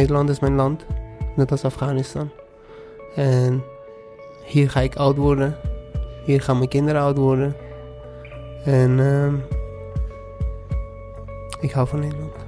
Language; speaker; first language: Dutch; non-native, fluent; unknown